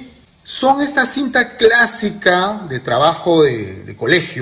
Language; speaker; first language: Spanish; native; Spanish